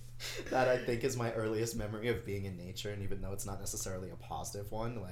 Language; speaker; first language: English; native; English